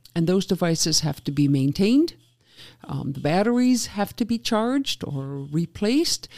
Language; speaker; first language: English; non-native, fluent; Dutch